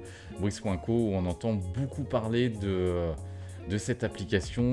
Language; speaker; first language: French; native; French